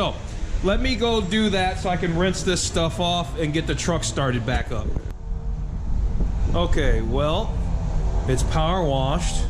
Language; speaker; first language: English; native; English